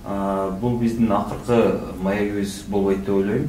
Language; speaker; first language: Kyrgyz; native; Kyrgyz